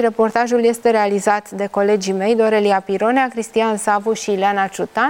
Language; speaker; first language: Romanian; native; Romanian